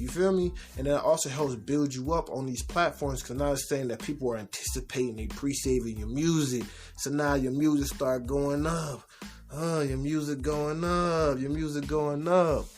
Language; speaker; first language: English; native; English